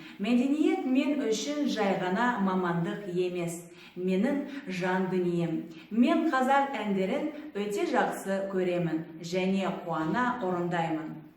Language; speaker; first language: Kazakh; non-native, local second language; Ingush